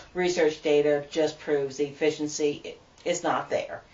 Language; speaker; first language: English; native; English